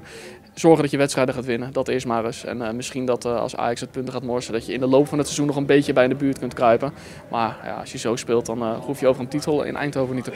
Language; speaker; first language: Dutch; native; Dutch